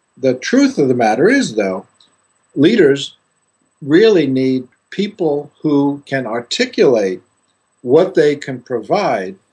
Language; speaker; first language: English; non-native, fluent; Greek